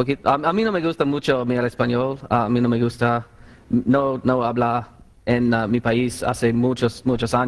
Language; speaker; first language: Spanish; non-native, learner; English